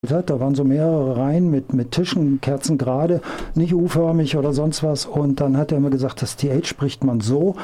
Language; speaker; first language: German; native; German